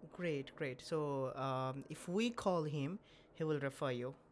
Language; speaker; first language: English; non-native, fluent; Bangla